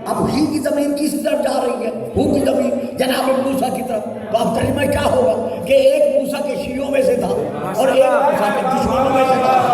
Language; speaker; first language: Urdu; non-native, local second language; Punjabi